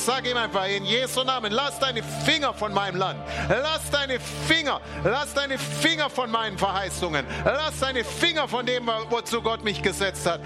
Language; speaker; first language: German; native; German